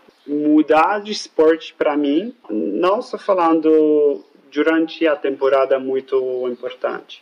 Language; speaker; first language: Portuguese; non-native, fluent; French